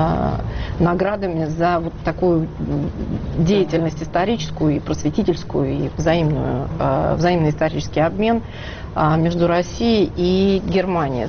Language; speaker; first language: Russian; native; Russian